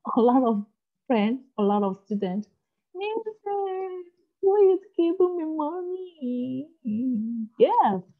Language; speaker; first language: English; non-native, learner; Korean